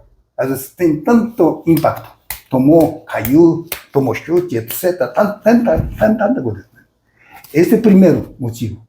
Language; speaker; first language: Portuguese; non-native, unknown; Japanese